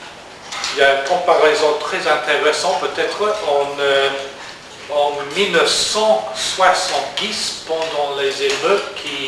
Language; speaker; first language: French; non-native, learner; English